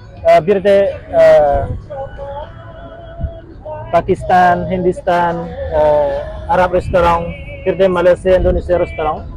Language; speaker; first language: Turkish; non-native, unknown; Khmer